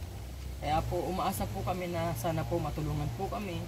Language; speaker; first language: Filipino; native; Filipino